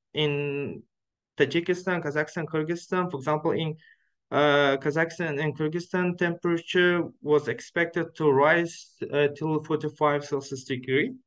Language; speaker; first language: English; non-native, fluent; Uzbek